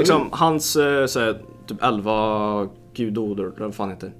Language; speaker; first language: Swedish; native; Swedish